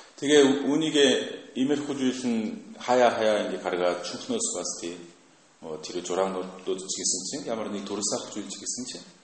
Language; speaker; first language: Mongolian; non-native, fluent; Korean